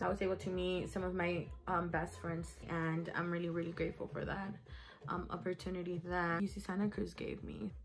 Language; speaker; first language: English; early bilingual, other home language; Spanish